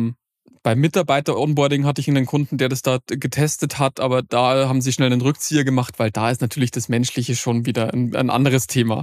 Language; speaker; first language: German; native; German